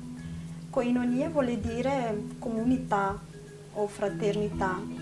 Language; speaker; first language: Italian; non-native, learner; Malagasy